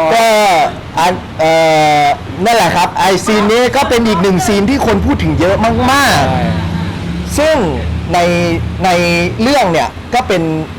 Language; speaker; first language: Thai; native; Thai